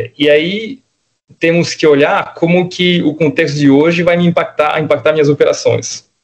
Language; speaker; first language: Portuguese; non-native, fluent; French